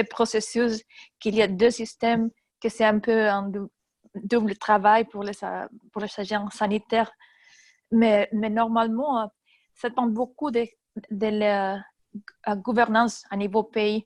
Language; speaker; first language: French; non-native, fluent; Spanish